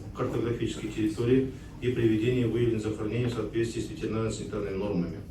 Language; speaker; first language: Russian; non-native, local second language; Kazakh